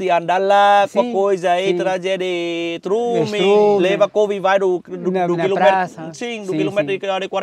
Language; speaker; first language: Portuguese; non-native, learner; Vietnamese